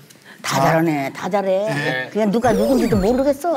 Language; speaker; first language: Korean; native; Korean